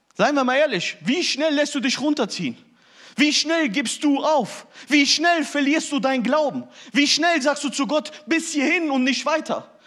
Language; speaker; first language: German; early bilingual, other home language; Turkish